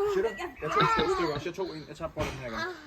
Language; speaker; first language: Danish; native; Danish